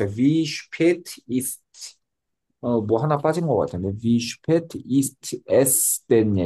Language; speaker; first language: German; non-native, fluent; Korean